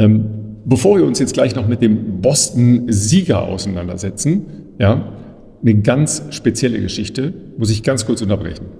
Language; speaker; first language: German; native; German